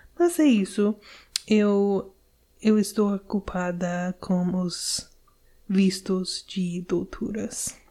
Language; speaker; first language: Portuguese; non-native, learner; English